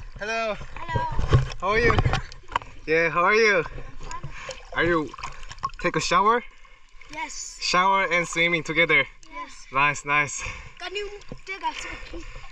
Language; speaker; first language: English; non-native, learner; Korean